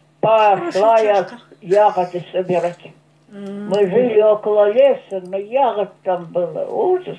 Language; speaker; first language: Russian; non-native, local second language; German